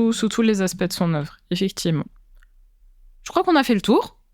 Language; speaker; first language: French; native; French